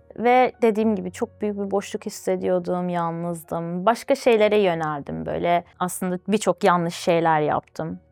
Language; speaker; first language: Turkish; early bilingual, other home language; Azerbaijani